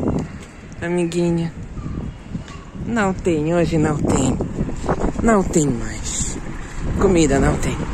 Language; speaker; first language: Portuguese; non-native, learner; Ukrainian